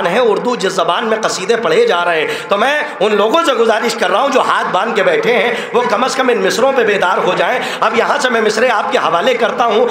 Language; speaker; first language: Urdu; native; Urdu